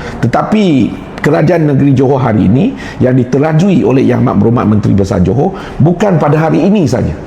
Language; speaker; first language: Malay; non-native, local second language; Chinese